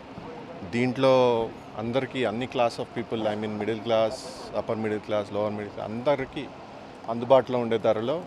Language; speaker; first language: Telugu; native; Telugu